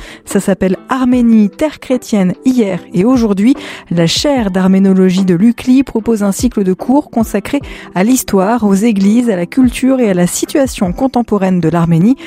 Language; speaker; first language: French; native; French